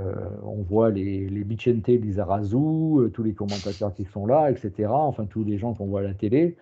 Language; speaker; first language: French; native; French